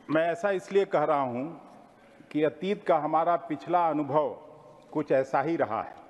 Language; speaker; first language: Hindi; native; Hindi